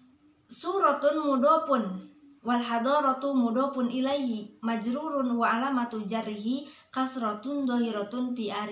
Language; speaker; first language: Arabic; non-native, learner; Indonesian